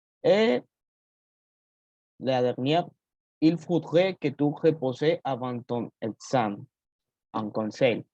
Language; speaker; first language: French; non-native, learner; Spanish